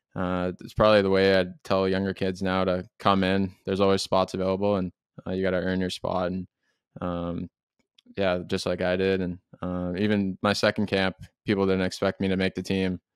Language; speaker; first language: English; native; English